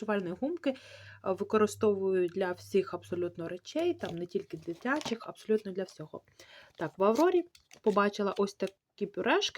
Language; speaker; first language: Ukrainian; native; Ukrainian